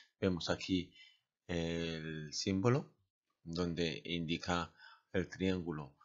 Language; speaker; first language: Spanish; native; Spanish